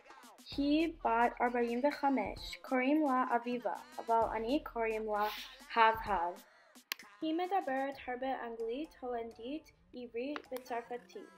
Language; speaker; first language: Hebrew; non-native, learner; English